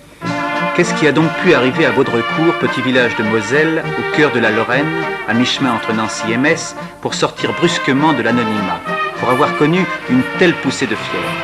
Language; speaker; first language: French; native; French